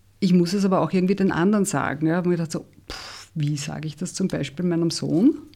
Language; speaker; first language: German; native; German